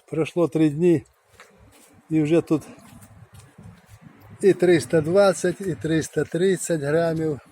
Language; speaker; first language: Ukrainian; native; Ukrainian